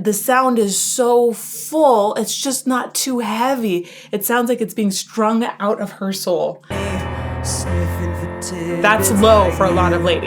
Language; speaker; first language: English; native; English